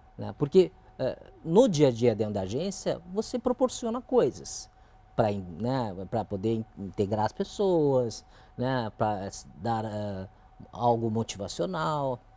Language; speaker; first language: Portuguese; early bilingual, other home language; Chinese